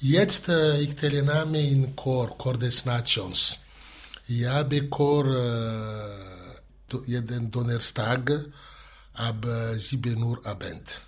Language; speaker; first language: German; non-native, learner; Malagasy